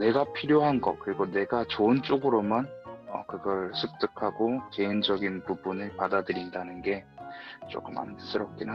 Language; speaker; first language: Korean; native; Korean